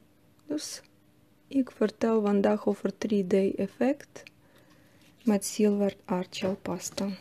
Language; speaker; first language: Dutch; non-native, learner; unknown